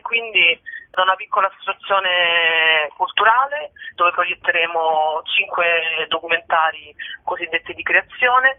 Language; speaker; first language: Italian; native; Italian